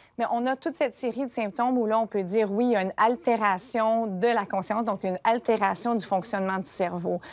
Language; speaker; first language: French; native; French